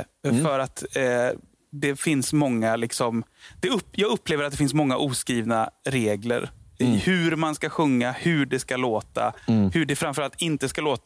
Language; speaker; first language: Swedish; native; Swedish